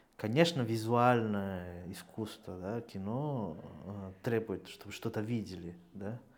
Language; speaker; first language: Russian; non-native, fluent; Spanish